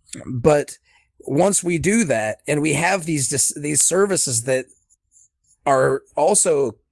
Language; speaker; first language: English; native; English